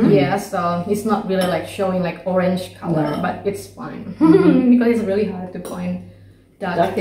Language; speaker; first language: English; non-native, learner; Indonesian